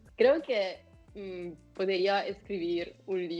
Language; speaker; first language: Spanish; non-native, fluent; Italian